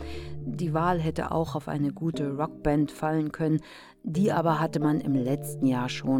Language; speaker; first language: German; native; German